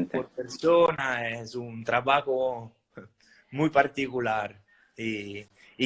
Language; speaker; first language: Spanish; non-native, fluent; Italian